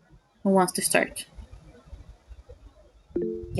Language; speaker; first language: English; non-native, fluent; Arabic